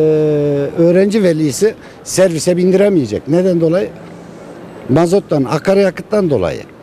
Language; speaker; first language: Turkish; native; Turkish